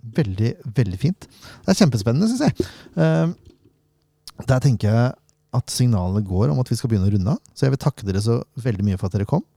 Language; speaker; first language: Norwegian; native; Norwegian